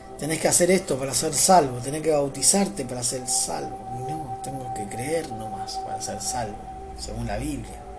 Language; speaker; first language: Spanish; native; Spanish